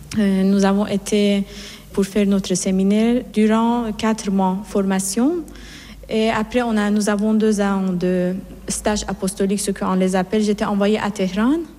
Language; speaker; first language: French; non-native, fluent; Persian